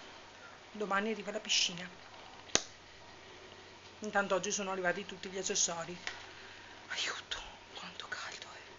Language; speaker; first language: Italian; native; Italian